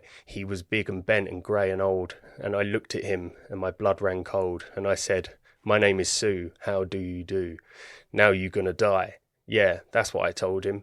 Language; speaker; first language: English; native; English